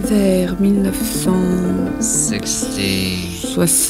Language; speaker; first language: French; non-native, local second language; Wolof